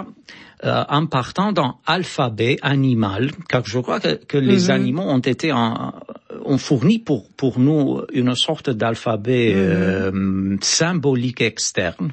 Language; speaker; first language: French; non-native, fluent; Romanian